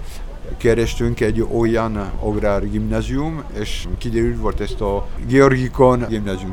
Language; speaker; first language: Hungarian; non-native, learner; French